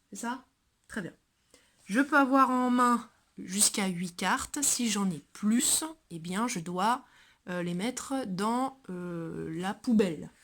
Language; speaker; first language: French; native; French